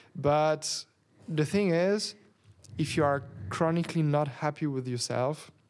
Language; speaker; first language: English; non-native, fluent; French